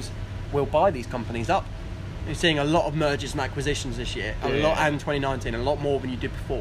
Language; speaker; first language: English; native; English